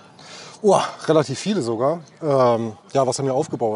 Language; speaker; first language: German; native; German